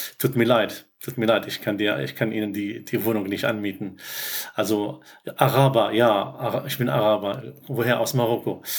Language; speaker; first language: German; non-native, fluent; Arabic